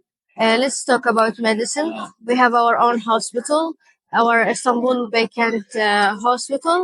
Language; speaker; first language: English; non-native, learner; Turkish